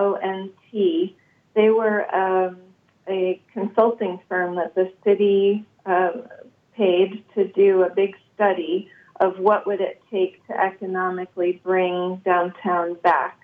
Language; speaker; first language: English; native; English